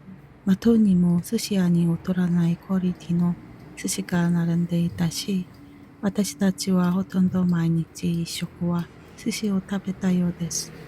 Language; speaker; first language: Japanese; non-native, fluent; Korean